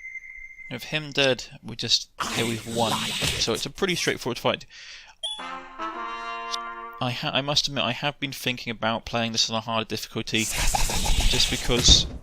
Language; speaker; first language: English; native; English